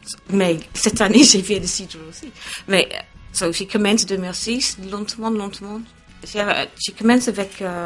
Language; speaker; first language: French; non-native, learner; English